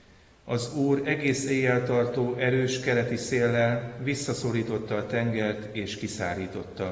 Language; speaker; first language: Hungarian; native; Hungarian